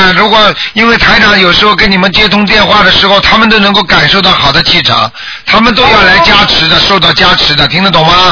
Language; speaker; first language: Chinese; native; Chinese